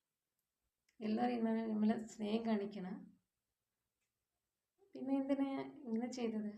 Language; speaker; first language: Malayalam; non-native, local second language; Tamil